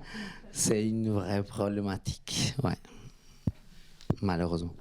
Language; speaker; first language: French; non-native, fluent; Spanish